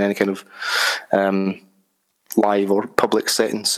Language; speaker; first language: English; native; English